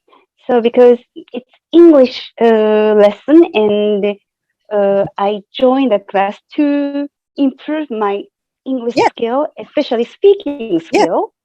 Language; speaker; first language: English; non-native, fluent; Japanese